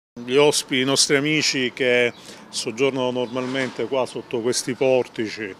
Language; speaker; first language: Italian; native; Italian